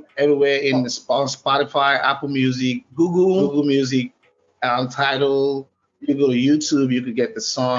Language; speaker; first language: English; non-native, local second language; Yoruba